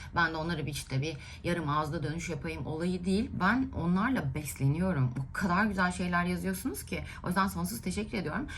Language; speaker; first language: Turkish; native; Turkish